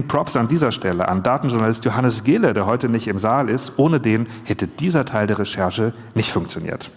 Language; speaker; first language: German; native; German